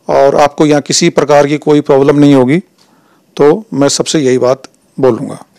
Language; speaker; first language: Hindi; native; Hindi